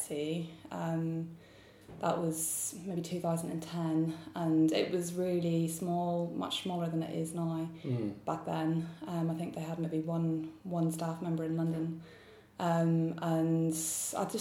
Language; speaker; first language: English; native; English